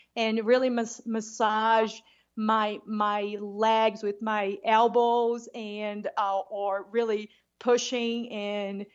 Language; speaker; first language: English; non-native, fluent; Portuguese